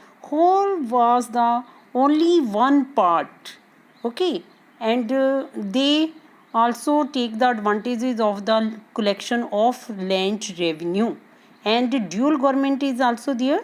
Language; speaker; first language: English; non-native, local second language; Hindi